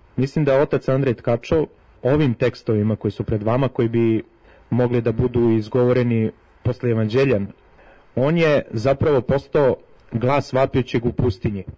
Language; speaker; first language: Serbian; native; Serbian